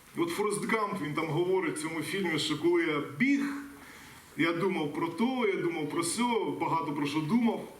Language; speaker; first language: Ukrainian; non-native, local second language; Russian